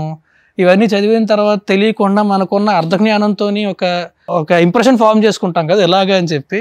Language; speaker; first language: Telugu; native; Telugu